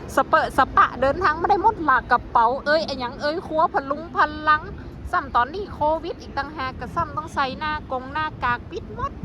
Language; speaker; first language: Thai; native; Thai